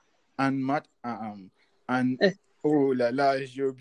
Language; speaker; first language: French; non-native, learner; English